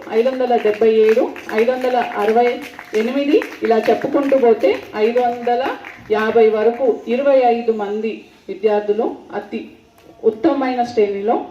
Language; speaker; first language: Telugu; native; Telugu